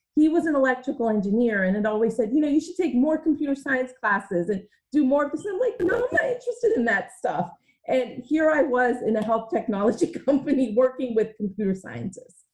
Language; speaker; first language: English; early bilingual, other home language; Hindi